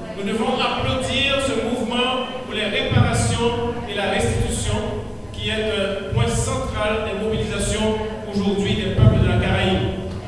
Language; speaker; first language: French; non-native, local second language; Haitian Creole